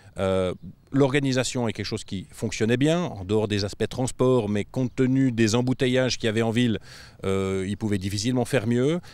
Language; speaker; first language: French; native; French